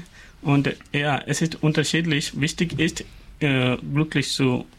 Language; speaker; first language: German; non-native, learner; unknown